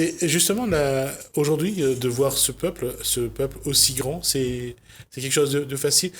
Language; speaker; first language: French; native; French